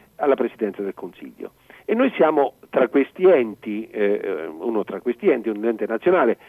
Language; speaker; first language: Italian; native; Italian